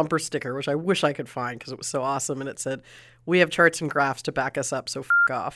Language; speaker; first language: English; native; English